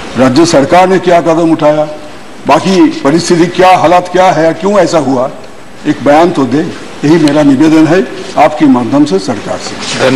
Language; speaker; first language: Hindi; non-native, local second language; Bangla